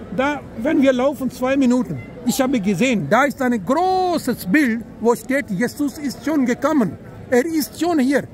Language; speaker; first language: German; non-native, learner; Urdu